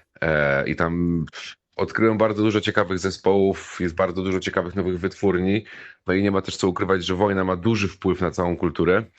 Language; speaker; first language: Polish; native; Polish